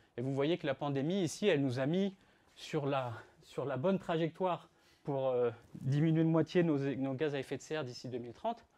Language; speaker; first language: French; native; French